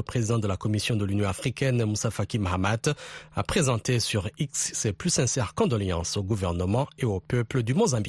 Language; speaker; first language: French; non-native, local second language; Rundi